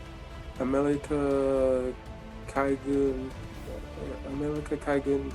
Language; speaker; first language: Japanese; non-native, learner; English